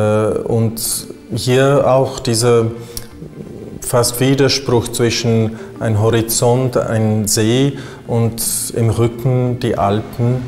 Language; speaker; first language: German; non-native, fluent; Afrikaans